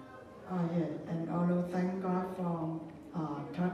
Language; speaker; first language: English; non-native, learner; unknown